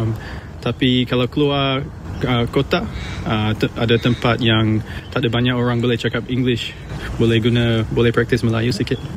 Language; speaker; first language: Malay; early bilingual, heritage; English